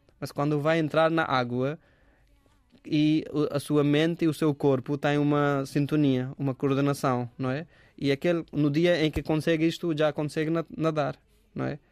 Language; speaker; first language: Portuguese; non-native, fluent; Hindi